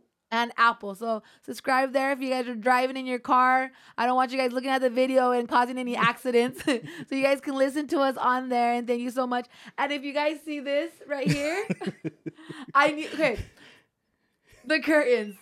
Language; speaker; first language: English; native; English